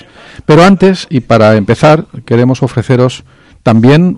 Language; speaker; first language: Spanish; native; Spanish